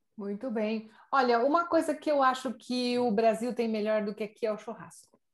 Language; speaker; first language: Portuguese; native; Portuguese